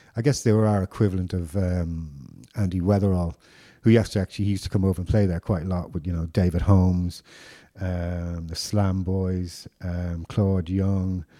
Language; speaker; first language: English; native; English